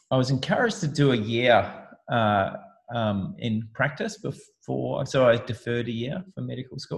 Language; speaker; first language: English; native; English